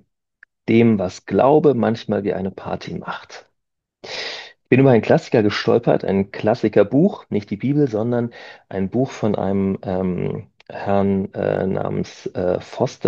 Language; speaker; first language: German; native; German